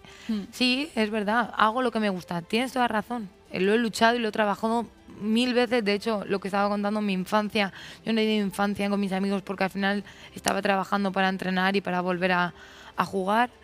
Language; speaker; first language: Spanish; native; Spanish